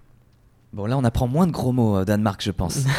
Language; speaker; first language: French; native; French